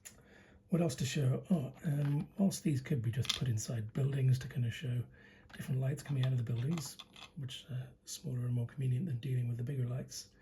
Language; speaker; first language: English; native; English